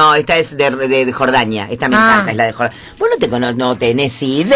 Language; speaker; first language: Spanish; native; Spanish